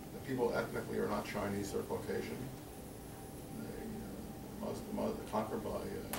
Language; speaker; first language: English; native; English